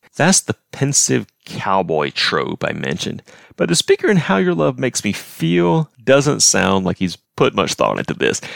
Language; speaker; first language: English; native; English